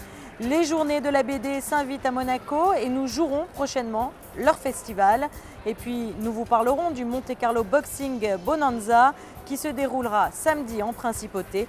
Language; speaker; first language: French; native; French